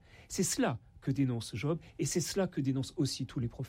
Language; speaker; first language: French; native; French